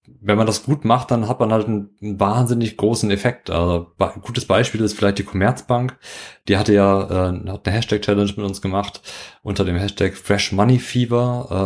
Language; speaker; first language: German; native; German